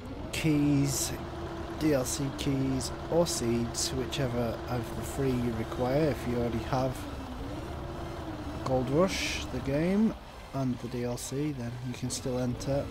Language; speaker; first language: English; native; English